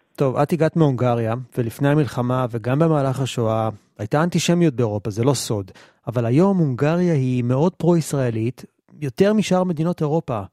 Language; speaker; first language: Hebrew; native; Hebrew